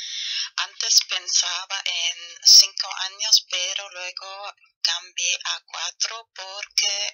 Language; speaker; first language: Spanish; non-native, fluent; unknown